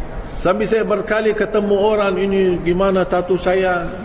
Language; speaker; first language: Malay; non-native, fluent; Arabic